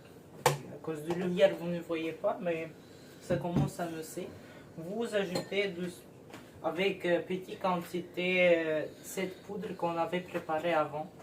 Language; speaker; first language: French; non-native, learner; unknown